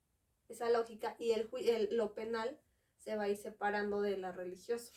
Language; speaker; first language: Spanish; native; Spanish